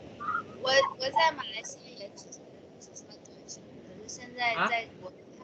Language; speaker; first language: Chinese; native; Chinese